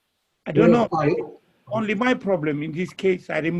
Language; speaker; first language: English; non-native, fluent; Russian